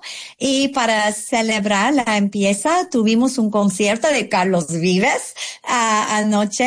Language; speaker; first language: Spanish; non-native, fluent; English